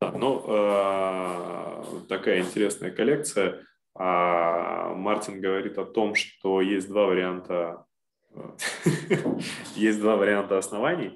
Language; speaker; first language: Russian; native; Russian